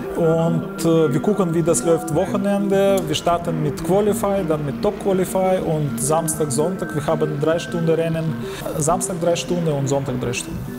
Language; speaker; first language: German; non-native, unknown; Ukrainian